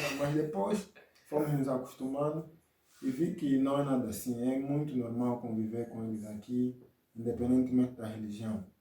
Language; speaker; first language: Portuguese; native; Portuguese